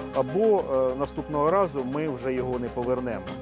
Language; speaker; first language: Ukrainian; native; Ukrainian